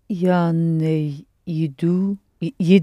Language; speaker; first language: Russian; non-native, learner; English